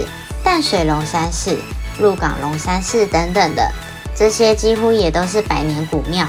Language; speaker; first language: Chinese; native; Chinese